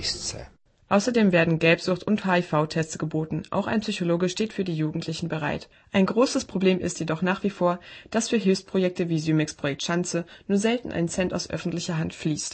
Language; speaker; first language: German; native; German